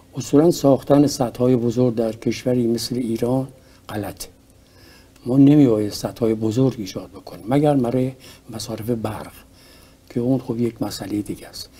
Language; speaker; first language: Persian; native; Persian